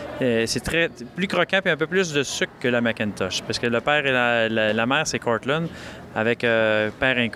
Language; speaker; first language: French; native; French